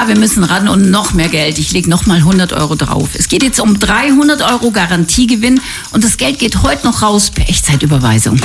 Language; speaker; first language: German; native; German